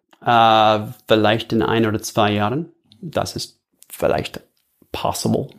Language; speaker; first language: German; non-native, learner; English